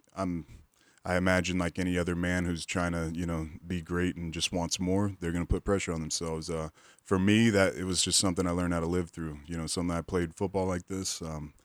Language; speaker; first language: English; native; English